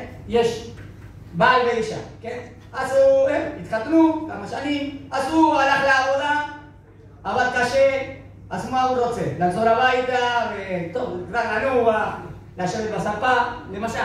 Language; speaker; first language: Hebrew; non-native, fluent; Spanish